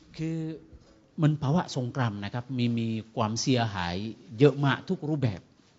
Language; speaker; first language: Thai; non-native, fluent; Indonesian